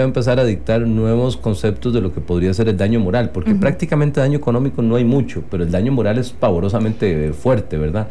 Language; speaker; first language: Spanish; native; Spanish